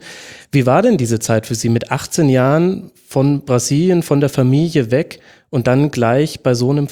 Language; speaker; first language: German; native; German